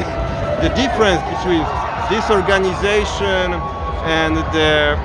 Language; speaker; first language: English; non-native, fluent; Polish